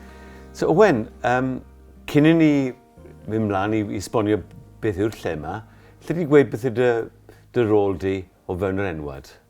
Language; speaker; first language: Welsh; native; Welsh